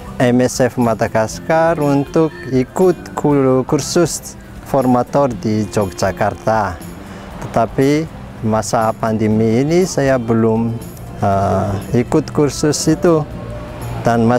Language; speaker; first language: Indonesian; non-native, fluent; Malagasy